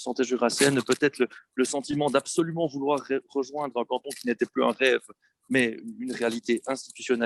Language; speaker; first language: French; native; French